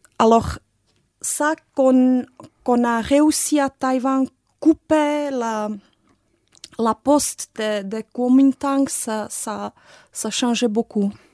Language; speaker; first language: French; non-native, fluent; Czech